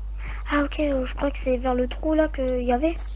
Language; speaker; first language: French; native; French